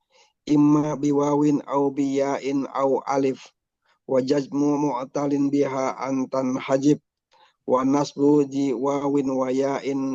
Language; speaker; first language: Arabic; non-native, learner; Indonesian